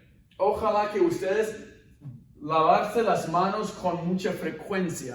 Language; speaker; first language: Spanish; non-native, fluent; English